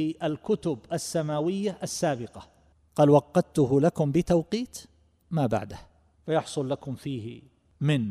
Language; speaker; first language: Arabic; native; Arabic